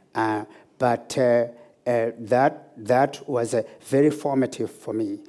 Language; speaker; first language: English; non-native, local second language; Zulu